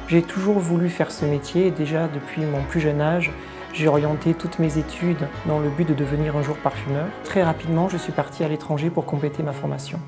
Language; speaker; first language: French; native; French